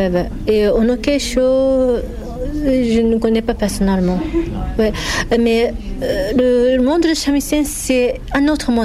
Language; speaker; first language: French; non-native, fluent; Japanese